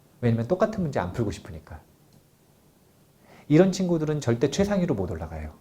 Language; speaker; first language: Korean; native; Korean